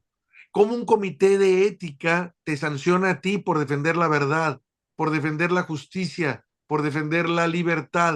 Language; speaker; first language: Spanish; native; Spanish